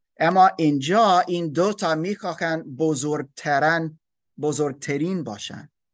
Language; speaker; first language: Persian; non-native, learner; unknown